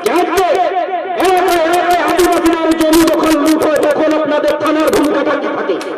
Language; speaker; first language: Bangla; non-native, local second language; Santali